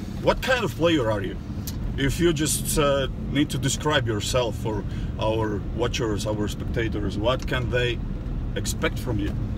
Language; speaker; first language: English; non-native, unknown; Latvian